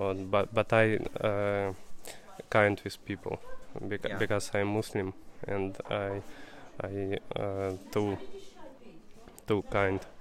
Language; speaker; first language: English; non-native, learner; Russian